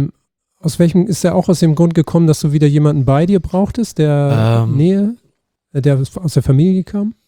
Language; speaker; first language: German; native; German